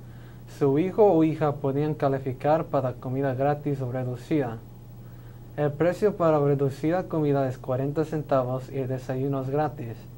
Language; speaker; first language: Spanish; non-native, learner; English